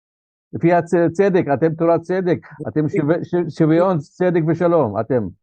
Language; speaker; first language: Hebrew; non-native, local second language; Arabic